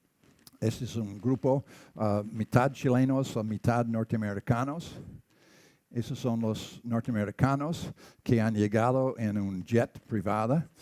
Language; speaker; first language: Spanish; non-native, learner; English